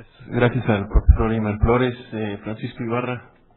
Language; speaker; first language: Spanish; native; Spanish